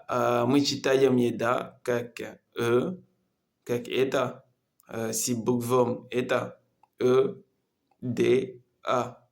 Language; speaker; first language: Russian; non-native, learner; Comorian